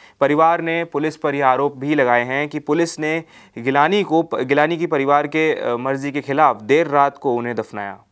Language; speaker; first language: Hindi; native; Hindi